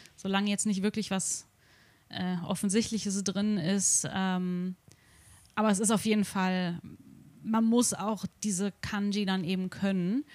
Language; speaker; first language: German; native; German